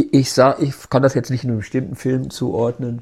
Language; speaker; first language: German; native; German